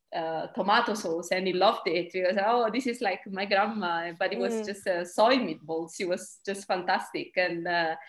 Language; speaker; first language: English; non-native, fluent; Italian